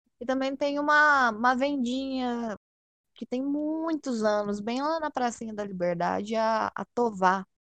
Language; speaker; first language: Portuguese; native; Portuguese